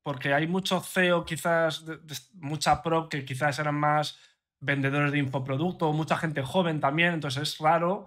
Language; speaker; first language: Spanish; native; Spanish